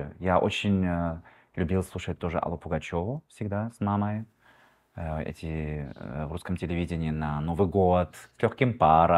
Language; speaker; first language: Russian; early bilingual, heritage; Russian